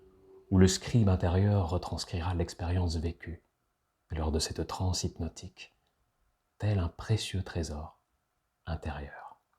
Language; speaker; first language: French; native; French